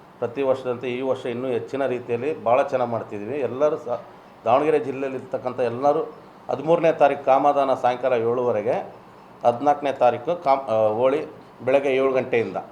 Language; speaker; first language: Kannada; native; Kannada